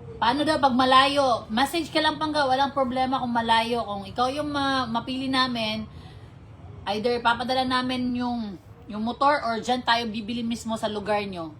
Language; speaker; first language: Filipino; non-native, local second language; Cebuano